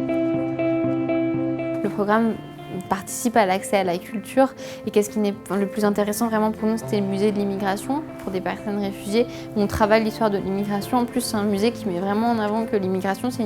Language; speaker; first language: French; native; French